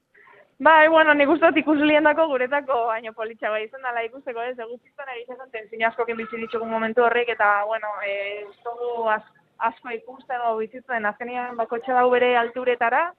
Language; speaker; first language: Basque; native; Basque